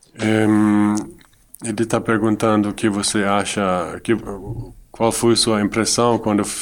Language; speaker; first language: Portuguese; non-native, fluent; Dutch